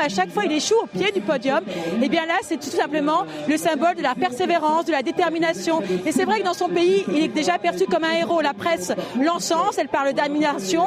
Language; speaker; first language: French; native; French